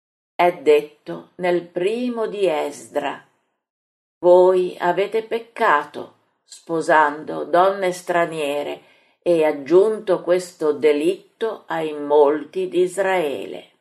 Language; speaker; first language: Italian; native; Italian